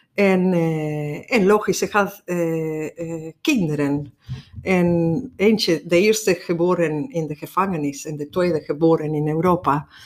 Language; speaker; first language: Dutch; non-native, fluent; Spanish